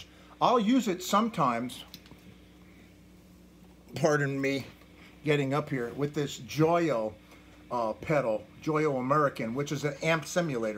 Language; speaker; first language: English; native; English